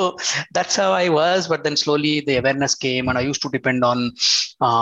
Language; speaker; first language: English; non-native, local second language; Telugu